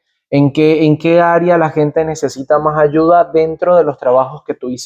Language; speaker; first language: Spanish; native; Spanish